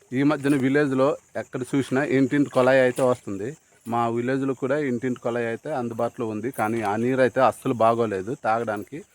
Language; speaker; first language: Telugu; native; Telugu